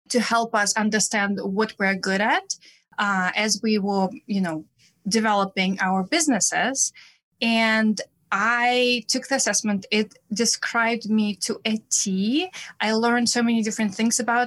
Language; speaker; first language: English; non-native, fluent; Russian